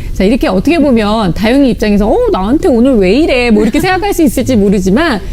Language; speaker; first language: Korean; native; Korean